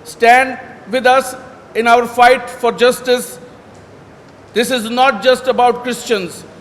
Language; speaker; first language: English; non-native, local second language; Urdu